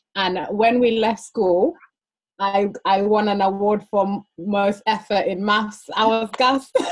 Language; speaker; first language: English; early bilingual, other home language; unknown